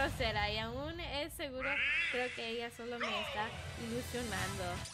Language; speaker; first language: Spanish; early bilingual, heritage; Spanish